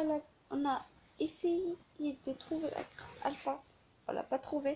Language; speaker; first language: French; non-native, learner; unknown